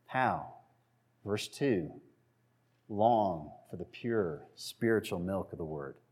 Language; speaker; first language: English; native; English